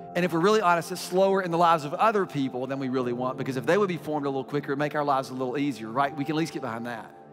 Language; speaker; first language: English; native; English